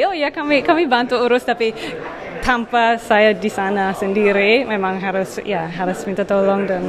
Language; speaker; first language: Indonesian; non-native, fluent; English